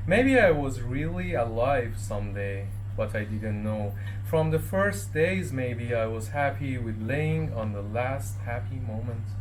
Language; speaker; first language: English; non-native, fluent; Persian